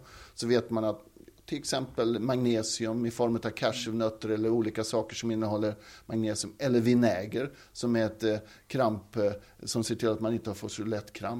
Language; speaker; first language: Swedish; native; Swedish